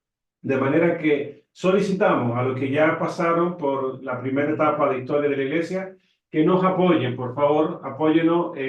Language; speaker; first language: Spanish; native; Spanish